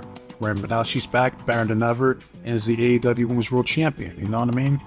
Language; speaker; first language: English; native; English